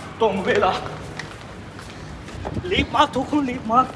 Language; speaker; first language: Thai; non-native, learner; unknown